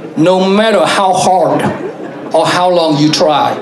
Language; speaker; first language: English; non-native, fluent; Vietnamese